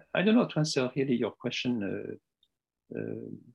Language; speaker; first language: English; non-native, fluent; French